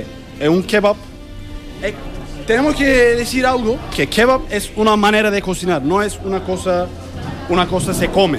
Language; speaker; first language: Spanish; non-native, learner; Turkish